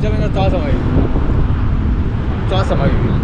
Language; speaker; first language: Chinese; non-native, learner; Filipino